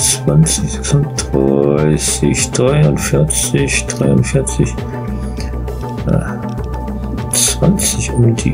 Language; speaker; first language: German; native; German